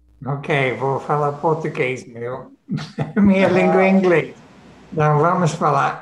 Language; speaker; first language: Portuguese; non-native, fluent; English